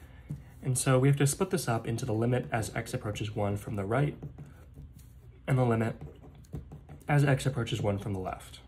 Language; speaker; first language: English; native; English